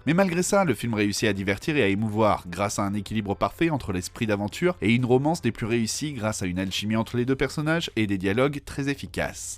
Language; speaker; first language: French; native; French